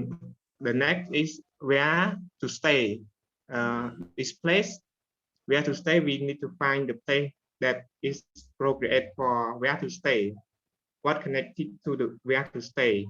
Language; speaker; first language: English; non-native, learner; Khmer